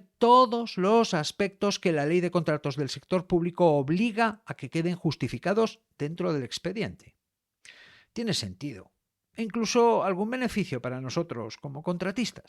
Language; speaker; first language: Spanish; native; Spanish